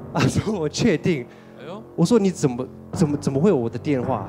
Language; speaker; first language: Chinese; non-native, fluent; English